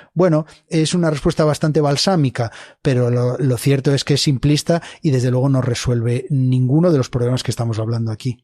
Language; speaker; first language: Spanish; native; Spanish